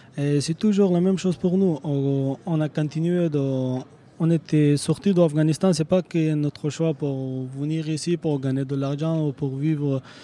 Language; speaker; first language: French; non-native, learner; Persian